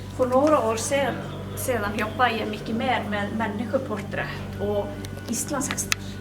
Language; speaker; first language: Swedish; non-native, fluent; Icelandic